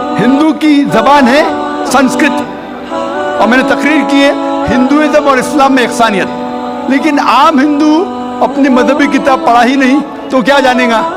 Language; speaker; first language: Hindi; non-native, local second language; Konkani